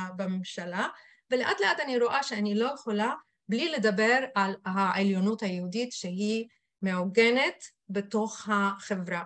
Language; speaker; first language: Hebrew; non-native, local second language; Arabic